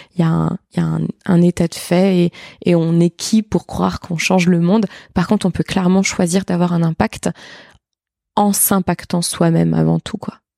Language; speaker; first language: French; native; French